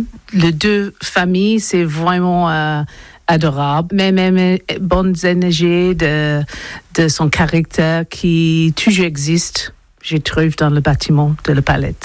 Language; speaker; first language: French; non-native, learner; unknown